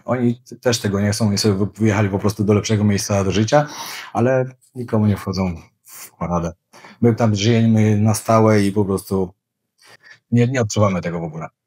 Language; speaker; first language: Polish; native; Polish